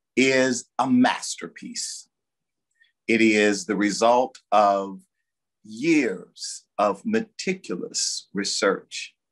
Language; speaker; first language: English; native; English